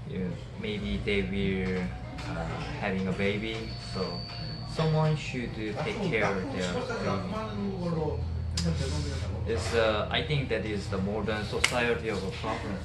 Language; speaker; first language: English; non-native, learner; Korean